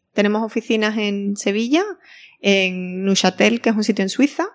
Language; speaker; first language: Spanish; native; Spanish